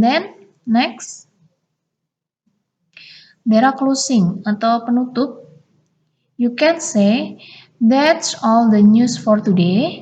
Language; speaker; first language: English; non-native, learner; Indonesian